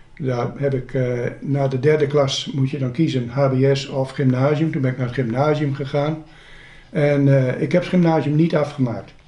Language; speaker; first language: Dutch; native; Dutch